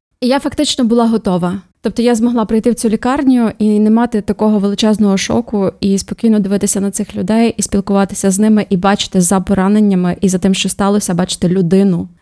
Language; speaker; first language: Ukrainian; native; Ukrainian